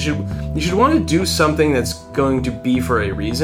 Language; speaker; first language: English; native; English